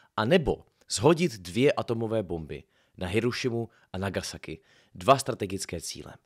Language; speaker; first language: Czech; native; Czech